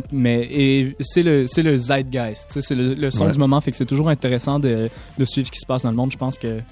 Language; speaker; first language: French; native; French